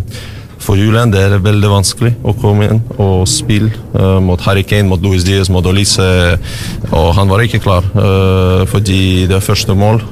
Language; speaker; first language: Norwegian; non-native, learner; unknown